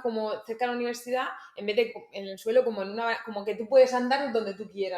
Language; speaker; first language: Spanish; native; Spanish